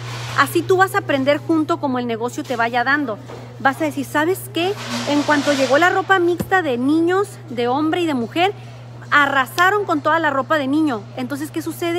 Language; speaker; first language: Spanish; native; Spanish